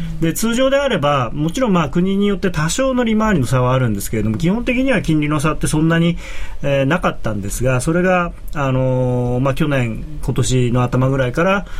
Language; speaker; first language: Japanese; native; Japanese